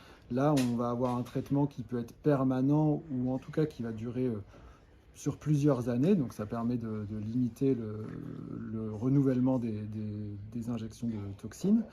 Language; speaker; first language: French; native; French